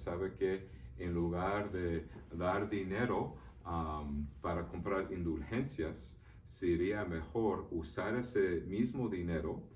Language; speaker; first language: Spanish; early bilingual, heritage; Spanish